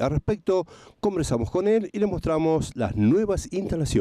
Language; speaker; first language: Spanish; native; Spanish